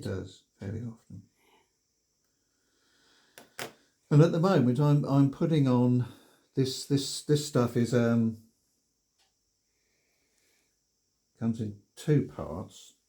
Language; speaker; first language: English; native; English